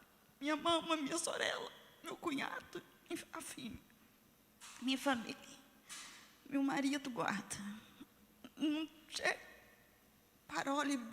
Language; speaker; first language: Italian; non-native, learner; Portuguese